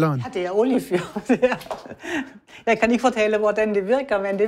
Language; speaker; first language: Danish; non-native, learner; German